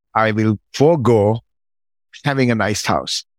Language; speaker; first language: English; non-native, local second language; Sinhala